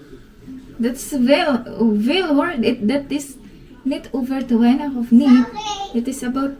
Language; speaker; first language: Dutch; non-native, learner; Cebuano